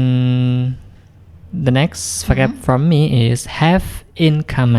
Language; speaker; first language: English; non-native, fluent; Indonesian